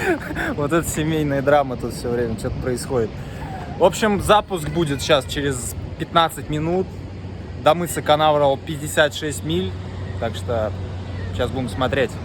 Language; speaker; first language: Russian; native; Russian